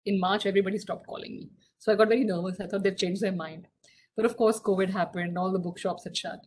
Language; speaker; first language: English; non-native, local second language; Hindi